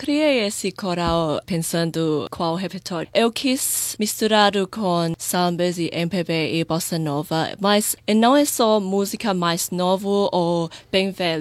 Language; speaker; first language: Portuguese; non-native, fluent; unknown